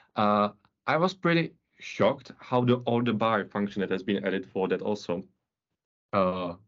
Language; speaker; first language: English; non-native, fluent; Czech